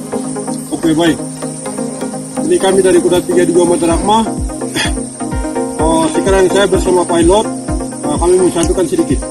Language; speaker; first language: Indonesian; non-native, local second language; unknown